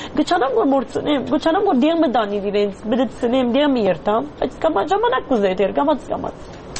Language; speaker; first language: Armenian; early bilingual, heritage; Armenian